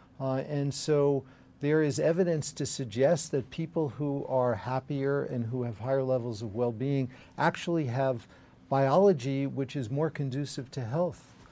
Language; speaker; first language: English; native; English